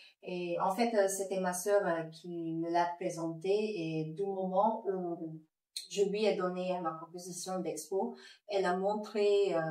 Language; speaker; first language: French; non-native, fluent; Filipino